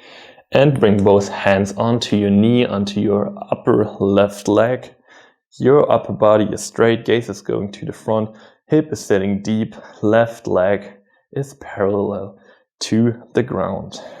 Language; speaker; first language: English; non-native, fluent; German